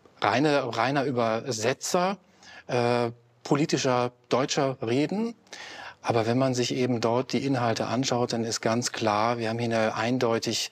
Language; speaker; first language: German; native; German